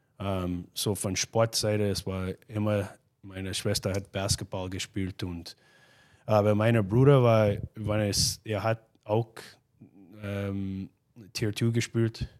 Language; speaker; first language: German; non-native, fluent; English